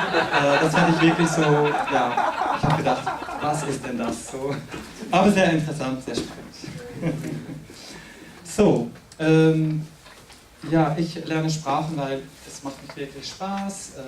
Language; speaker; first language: German; non-native, fluent; French